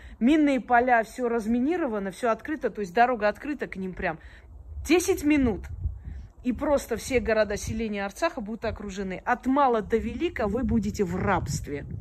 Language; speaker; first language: Russian; early bilingual, other home language; Armenian